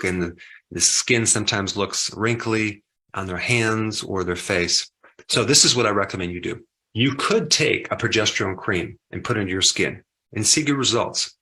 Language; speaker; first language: English; native; English